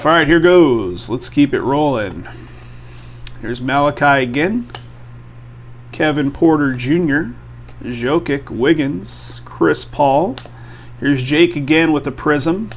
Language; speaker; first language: English; native; English